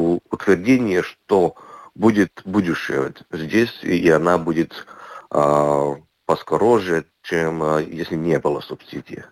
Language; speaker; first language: Russian; non-native, local second language; Latvian